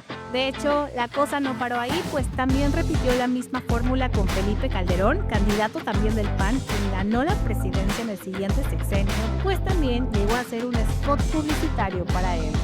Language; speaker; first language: Spanish; native; Spanish